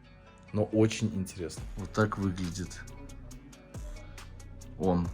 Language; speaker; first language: Russian; native; Russian